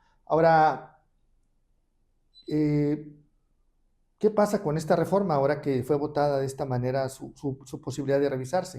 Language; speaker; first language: Spanish; native; Spanish